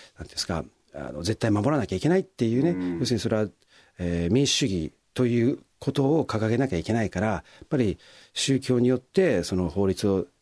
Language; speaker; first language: Japanese; native; Japanese